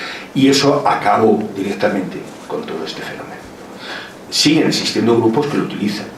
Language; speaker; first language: Spanish; native; Spanish